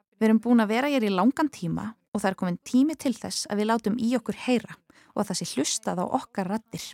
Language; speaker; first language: Icelandic; non-native, fluent; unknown